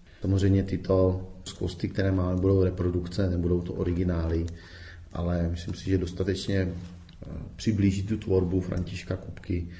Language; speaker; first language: Czech; native; Czech